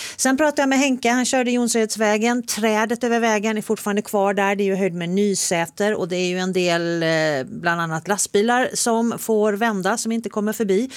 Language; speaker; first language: Swedish; native; Swedish